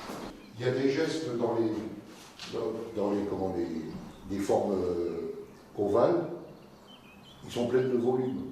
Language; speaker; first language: French; native; French